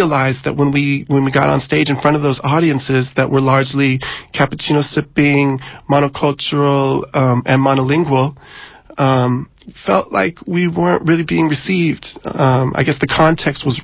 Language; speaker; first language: English; native; English